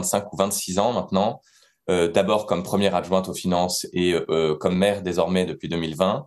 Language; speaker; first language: French; native; French